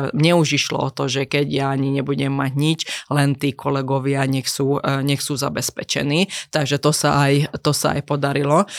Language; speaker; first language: Slovak; non-native, local second language; Hungarian